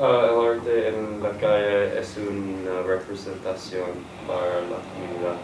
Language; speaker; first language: Spanish; non-native, learner; English